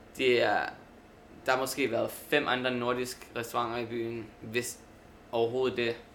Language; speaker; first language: Danish; early bilingual, heritage; Danish